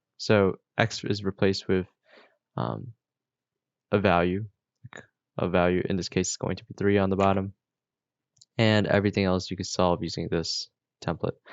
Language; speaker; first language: English; native; English